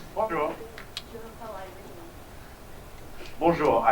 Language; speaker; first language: French; non-native, fluent; English